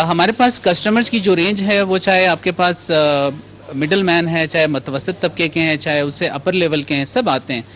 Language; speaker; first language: Urdu; non-native, local second language; Pashto